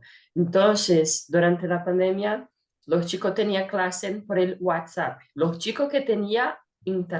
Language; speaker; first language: Spanish; non-native, fluent; Portuguese